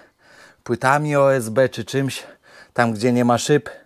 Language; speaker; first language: Polish; native; Polish